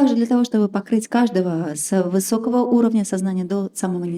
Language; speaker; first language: Russian; native; Russian